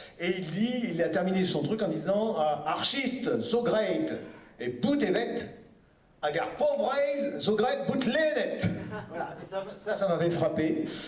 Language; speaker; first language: French; native; French